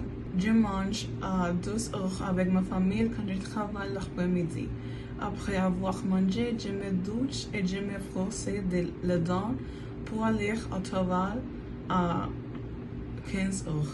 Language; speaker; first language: French; non-native, learner; Spanish